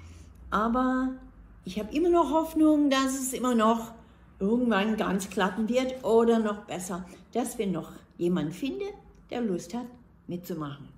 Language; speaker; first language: German; non-native, fluent; English